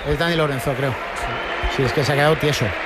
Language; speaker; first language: Spanish; native; Spanish